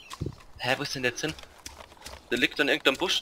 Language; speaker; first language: German; native; German